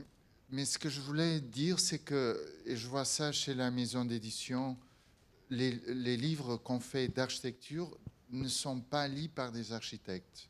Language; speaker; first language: French; non-native, fluent; Portuguese